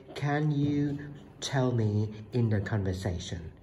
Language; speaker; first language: English; non-native, fluent; Thai